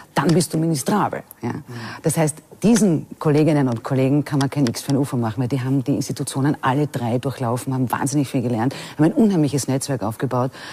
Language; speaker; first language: German; native; German